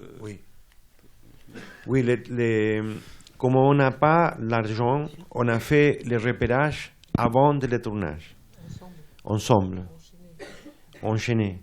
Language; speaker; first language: French; non-native, fluent; Spanish